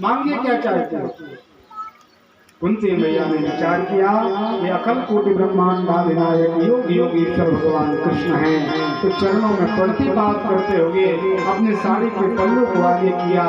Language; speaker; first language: Hindi; native; Hindi